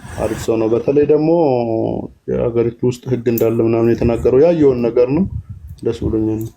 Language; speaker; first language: Amharic; native; Amharic